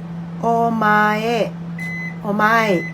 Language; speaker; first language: Japanese; non-native, fluent; Filipino